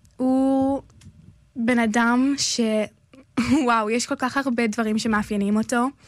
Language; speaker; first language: Hebrew; early bilingual, heritage; Hebrew